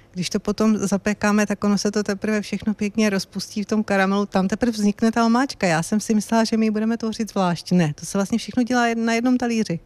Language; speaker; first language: Czech; native; Czech